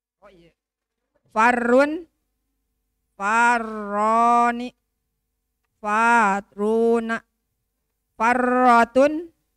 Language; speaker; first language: Arabic; non-native, learner; Indonesian